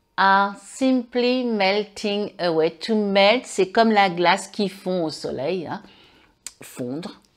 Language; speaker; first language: French; native; French